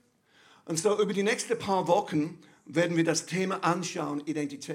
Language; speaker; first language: German; non-native, fluent; English